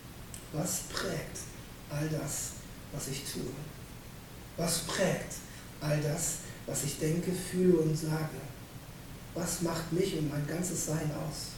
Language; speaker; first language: German; native; German